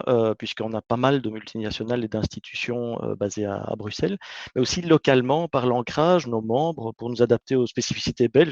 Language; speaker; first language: French; native; French